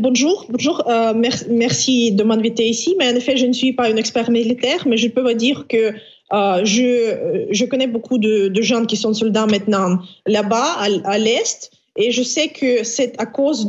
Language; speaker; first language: French; non-native, fluent; Ukrainian